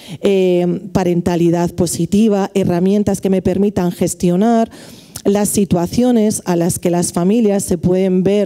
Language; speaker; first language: Spanish; native; Spanish